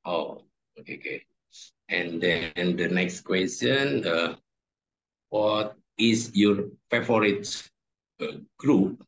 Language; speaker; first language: English; non-native, fluent; Indonesian